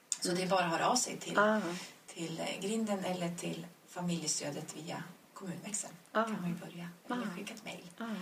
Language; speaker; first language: Swedish; native; Swedish